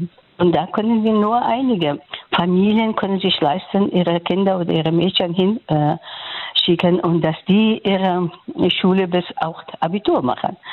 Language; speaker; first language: German; non-native, fluent; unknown